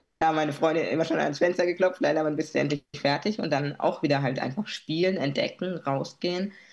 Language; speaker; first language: German; native; German